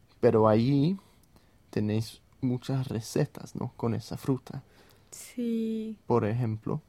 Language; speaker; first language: Spanish; non-native, fluent; English